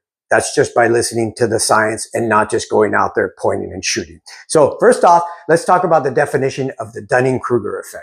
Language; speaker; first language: English; native; English